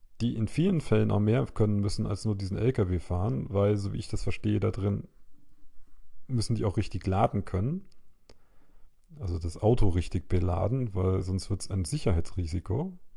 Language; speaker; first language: German; native; German